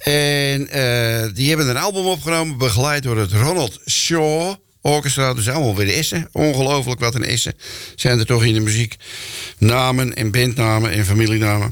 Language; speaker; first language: Dutch; native; Dutch